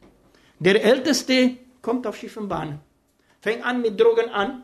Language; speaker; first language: German; non-native, fluent; Romanian